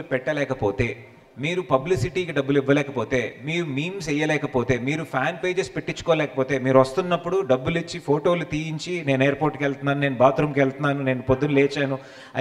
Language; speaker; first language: Telugu; native; Telugu